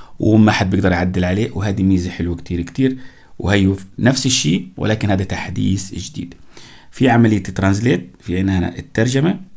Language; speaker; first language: Arabic; native; Arabic